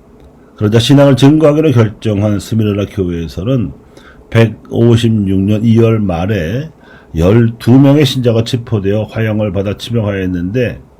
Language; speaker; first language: Korean; native; Korean